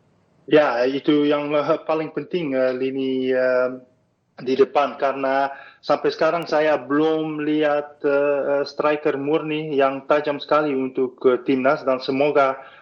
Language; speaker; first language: Indonesian; non-native, fluent; Dutch